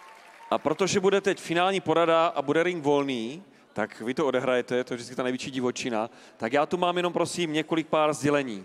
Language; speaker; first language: Czech; native; Czech